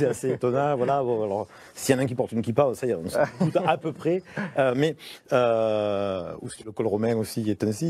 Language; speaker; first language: French; native; French